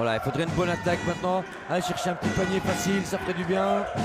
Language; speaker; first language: French; native; French